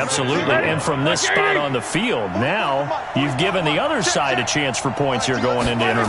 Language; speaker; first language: English; native; English